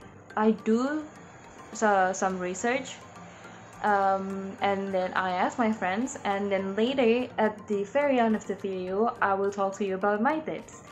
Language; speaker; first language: English; non-native, learner; Indonesian